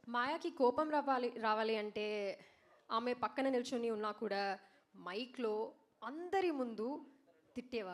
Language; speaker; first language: Telugu; non-native, learner; Malayalam